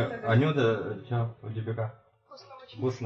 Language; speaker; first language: Russian; non-native, fluent; Chinese